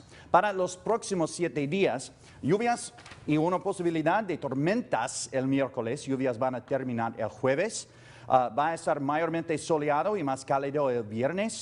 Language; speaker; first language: Spanish; non-native, learner; English